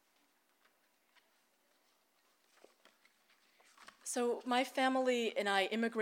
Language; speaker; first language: English; early bilingual, other home language; Filipino